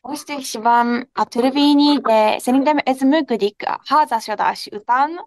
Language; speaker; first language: Hungarian; non-native, learner; Japanese